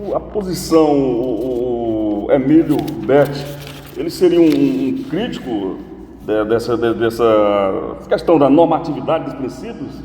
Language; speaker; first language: Portuguese; native; Portuguese